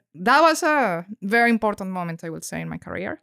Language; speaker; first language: English; non-native, fluent; Spanish